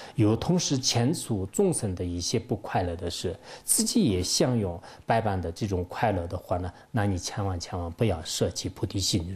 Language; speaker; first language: Chinese; non-native, local second language; Tibetan